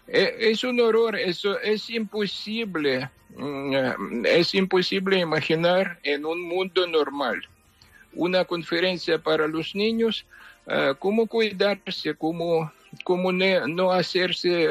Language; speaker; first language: Spanish; non-native, fluent; Ukrainian